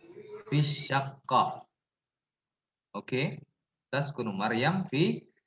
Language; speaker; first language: Arabic; non-native, fluent; Indonesian